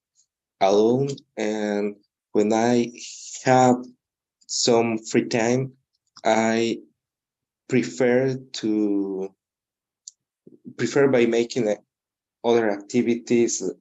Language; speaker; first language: English; non-native, learner; Spanish